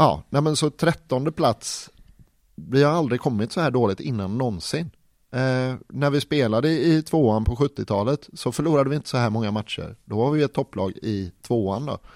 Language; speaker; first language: Swedish; native; Swedish